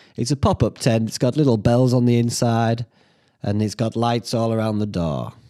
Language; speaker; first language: English; native; English